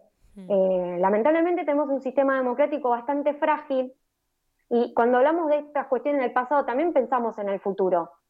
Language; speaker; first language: Spanish; native; Spanish